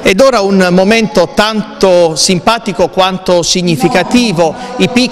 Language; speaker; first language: Italian; native; Italian